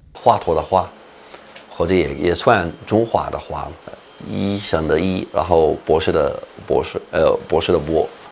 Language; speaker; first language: Chinese; non-native, fluent; Arabic